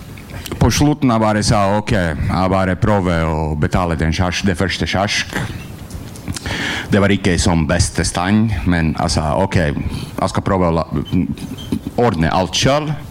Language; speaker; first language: Norwegian; non-native, learner; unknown